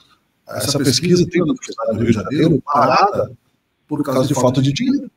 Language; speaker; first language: Portuguese; native; Portuguese